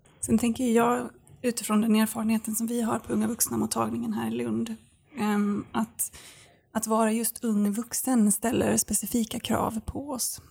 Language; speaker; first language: Swedish; native; Swedish